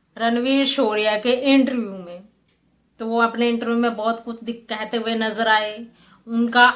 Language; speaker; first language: Hindi; native; Hindi